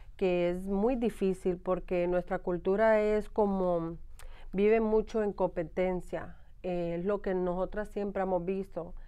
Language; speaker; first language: Spanish; early bilingual, heritage; Spanish